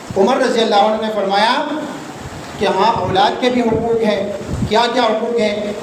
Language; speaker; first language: Urdu; non-native, local second language; Pashto